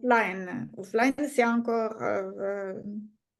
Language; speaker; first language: French; non-native, fluent; Russian